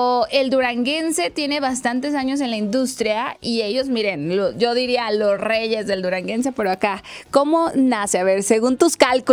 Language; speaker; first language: Spanish; native; Spanish